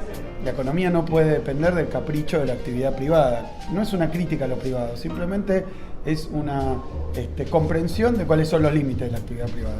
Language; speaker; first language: Spanish; native; Spanish